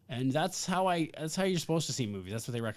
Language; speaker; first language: English; native; English